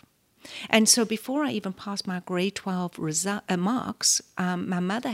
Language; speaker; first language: English; native; English